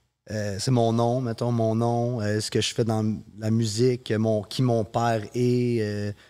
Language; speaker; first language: French; early bilingual, heritage; French